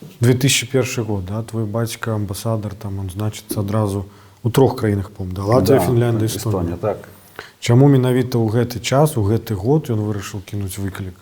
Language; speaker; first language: Belarusian; non-native, local second language; Russian